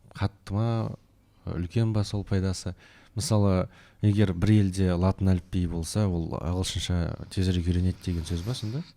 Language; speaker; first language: Kazakh; non-native, local second language; Russian